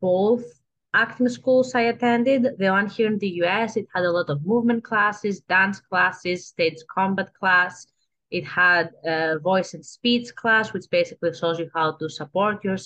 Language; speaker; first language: English; non-native, fluent; Greek